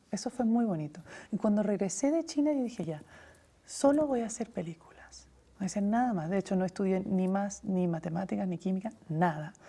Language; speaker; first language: Spanish; native; Spanish